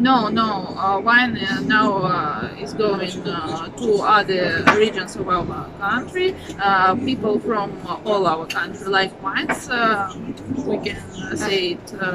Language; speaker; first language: English; non-native, fluent; Russian